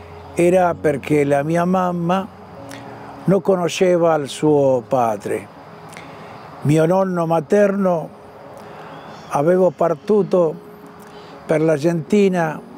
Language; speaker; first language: Italian; early bilingual, heritage; Italian